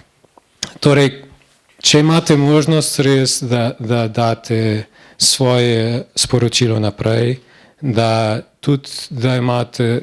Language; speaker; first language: Slovenian; non-native, learner; Portuguese